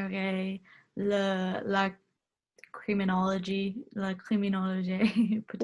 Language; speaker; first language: French; non-native, learner; English